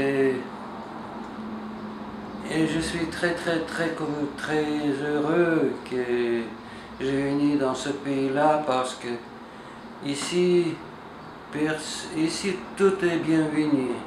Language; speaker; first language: French; non-native, learner; Russian